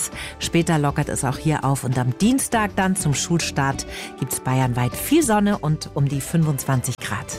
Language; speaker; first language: German; native; German